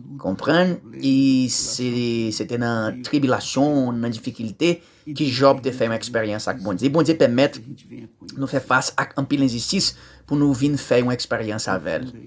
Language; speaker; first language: Haitian Creole; non-native, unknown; Portuguese